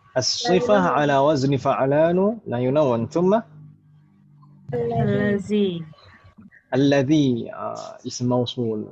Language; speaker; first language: Arabic; non-native, fluent; Indonesian